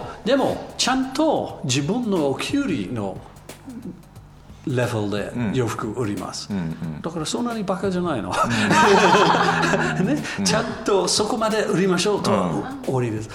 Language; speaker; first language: Japanese; non-native, learner; English